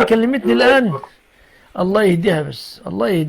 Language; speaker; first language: Arabic; native; Arabic